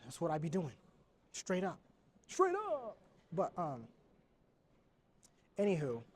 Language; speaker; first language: English; native; English